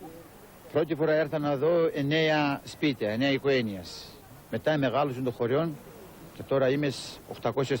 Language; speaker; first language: Greek; early bilingual, heritage; Greek